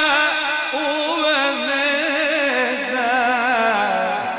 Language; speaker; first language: Arabic; native; Arabic